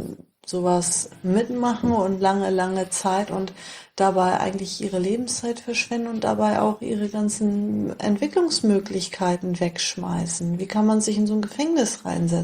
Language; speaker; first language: German; native; German